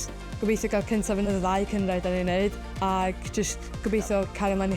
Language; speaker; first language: Welsh; native; Welsh